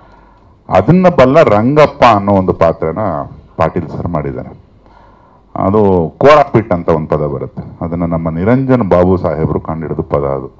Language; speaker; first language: Kannada; native; Kannada